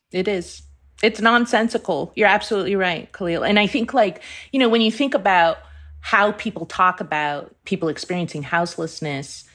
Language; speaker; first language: English; early bilingual, other home language; Persian